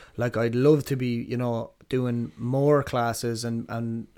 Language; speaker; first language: English; native; English